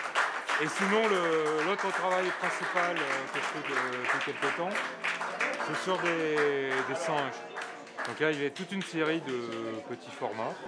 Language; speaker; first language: French; native; French